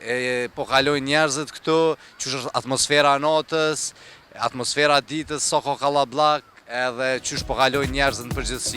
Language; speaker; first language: Albanian; native; Albanian